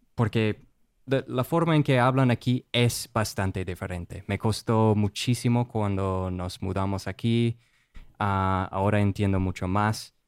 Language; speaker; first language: Spanish; non-native, fluent; English